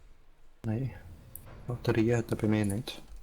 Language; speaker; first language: German; native; German